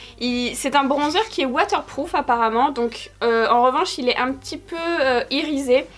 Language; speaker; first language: French; native; French